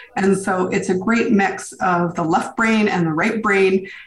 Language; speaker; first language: English; native; English